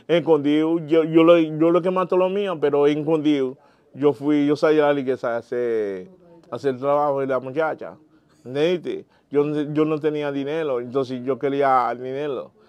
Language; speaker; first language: Spanish; non-native, learner; Haitian Creole